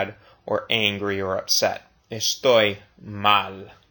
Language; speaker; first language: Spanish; non-native, fluent; English